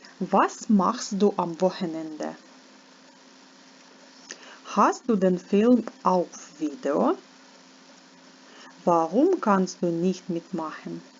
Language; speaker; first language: German; non-native, fluent; Ukrainian